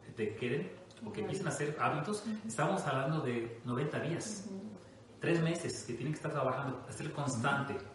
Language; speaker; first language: Spanish; native; Spanish